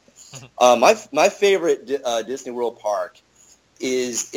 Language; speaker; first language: English; native; English